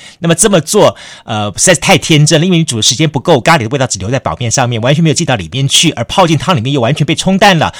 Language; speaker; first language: Chinese; native; Chinese